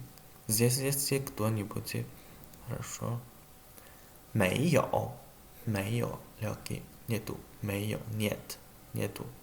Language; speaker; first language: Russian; non-native, learner; Chinese